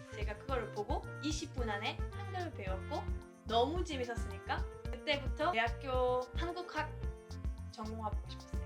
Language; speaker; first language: Korean; non-native, fluent; German